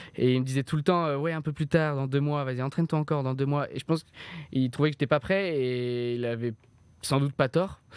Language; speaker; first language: French; native; French